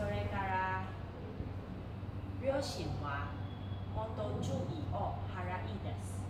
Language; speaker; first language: Japanese; non-native, learner; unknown